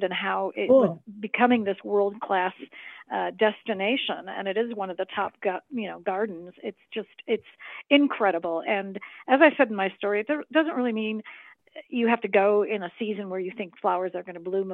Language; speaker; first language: English; native; English